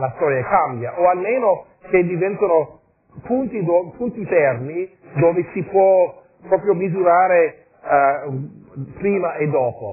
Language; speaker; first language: Italian; non-native, fluent; English